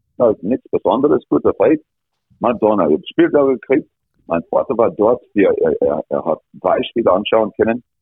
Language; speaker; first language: German; non-native, fluent; English